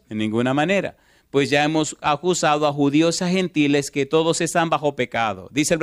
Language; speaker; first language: Spanish; native; Spanish